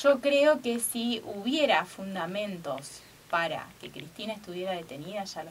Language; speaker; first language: Spanish; native; Spanish